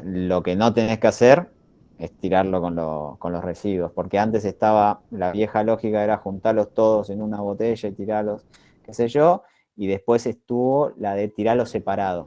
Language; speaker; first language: Spanish; native; Spanish